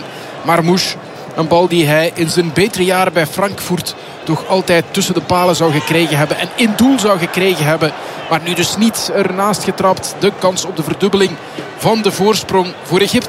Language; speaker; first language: Dutch; native; Dutch